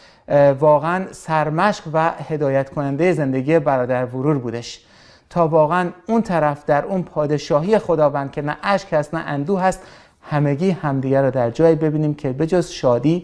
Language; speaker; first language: Persian; native; Persian